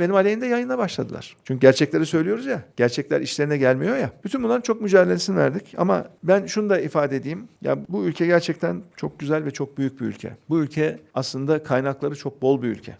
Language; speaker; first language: Turkish; native; Turkish